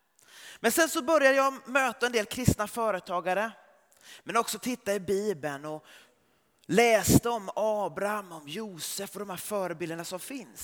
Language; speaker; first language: Swedish; early bilingual, heritage; Swedish